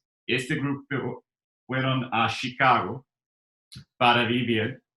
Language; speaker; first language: Spanish; non-native, learner; English